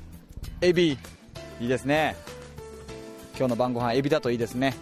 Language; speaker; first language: Japanese; native; Japanese